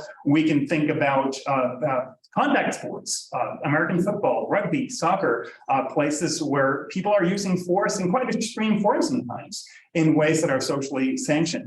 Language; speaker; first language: English; non-native, fluent; Norwegian